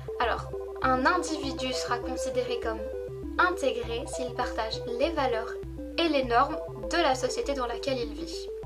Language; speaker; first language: French; native; French